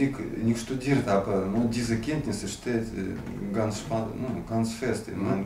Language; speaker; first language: German; non-native, learner; Russian